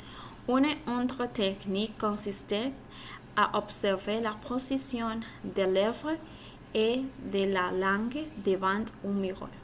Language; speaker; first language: French; non-native, learner; Spanish